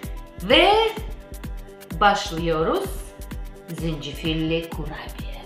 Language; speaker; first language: Turkish; non-native, learner; Russian